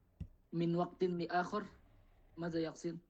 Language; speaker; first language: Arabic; non-native, learner; Indonesian